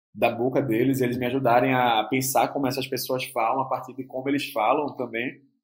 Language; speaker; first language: Portuguese; native; Portuguese